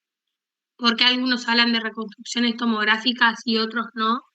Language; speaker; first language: Spanish; native; Spanish